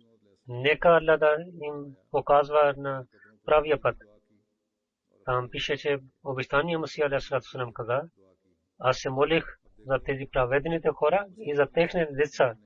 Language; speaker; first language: Bulgarian; non-native, learner; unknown